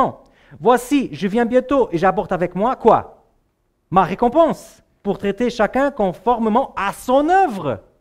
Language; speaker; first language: French; native; French